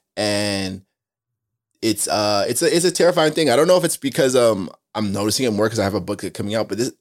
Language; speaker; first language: English; native; English